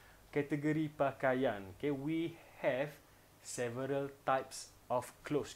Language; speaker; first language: English; non-native, local second language; Malay